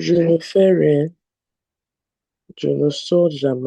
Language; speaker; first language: French; non-native, learner; English